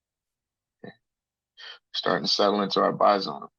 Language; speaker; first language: English; native; English